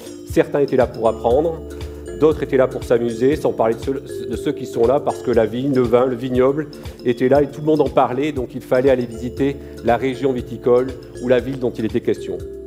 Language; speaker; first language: French; native; French